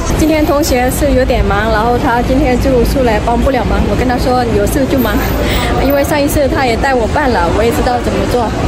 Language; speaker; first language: Chinese; non-native, fluent; Lao